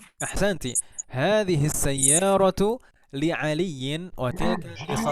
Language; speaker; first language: Arabic; non-native, fluent; Indonesian